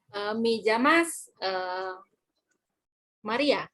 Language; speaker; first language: Spanish; non-native, learner; Indonesian